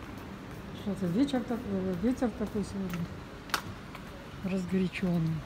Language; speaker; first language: Russian; native; Russian